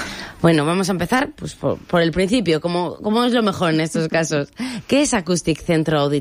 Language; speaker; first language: Spanish; native; Spanish